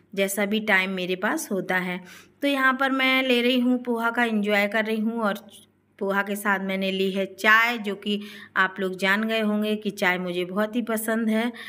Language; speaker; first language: Hindi; native; Hindi